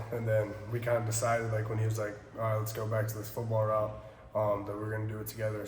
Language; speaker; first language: English; native; English